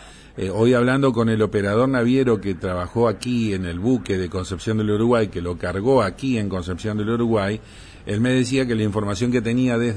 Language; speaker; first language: Spanish; native; Spanish